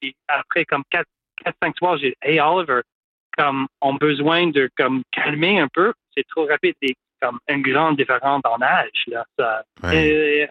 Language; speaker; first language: French; non-native, local second language; English